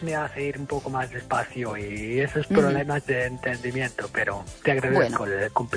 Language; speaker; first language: Spanish; non-native, fluent; English